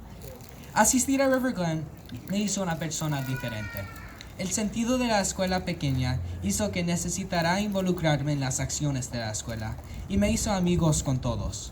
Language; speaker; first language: Spanish; non-native, local second language; English